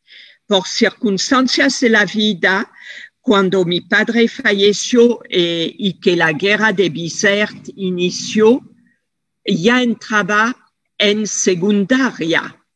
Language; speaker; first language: Spanish; non-native, fluent; French